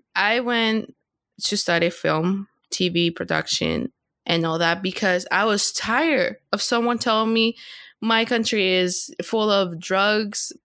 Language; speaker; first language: English; non-native, fluent; Spanish